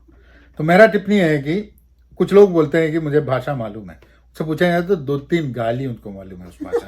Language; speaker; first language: Hindi; non-native, local second language; Malayalam